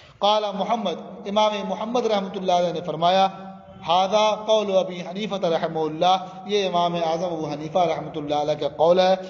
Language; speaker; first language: Urdu; native; Urdu